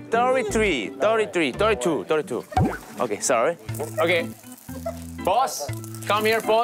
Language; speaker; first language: English; non-native, learner; Korean